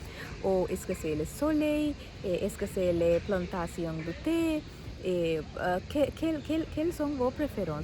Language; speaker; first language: French; non-native, learner; Sinhala